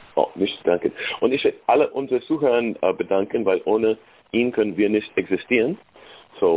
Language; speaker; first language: German; non-native, learner; English